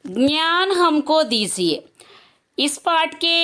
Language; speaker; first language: Hindi; non-native, local second language; Telugu